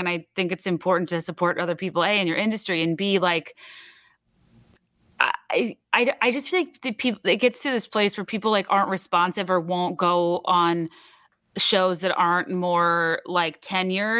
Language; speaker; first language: English; native; English